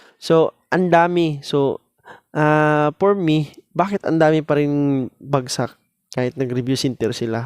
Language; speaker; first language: Filipino; non-native, local second language; Cebuano